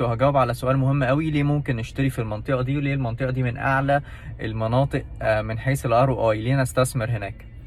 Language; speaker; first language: Arabic; native; Arabic